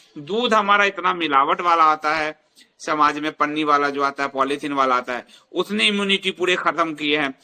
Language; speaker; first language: Hindi; native; Hindi